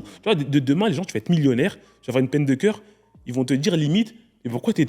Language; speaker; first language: French; native; French